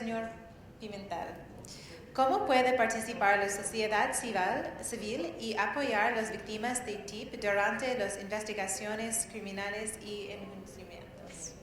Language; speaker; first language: Spanish; non-native, learner; English